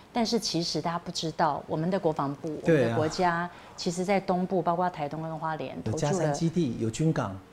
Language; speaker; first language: Chinese; native; Chinese